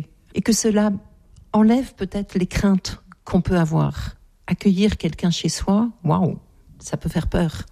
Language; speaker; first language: French; native; French